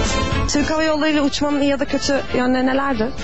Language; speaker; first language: Turkish; native; Turkish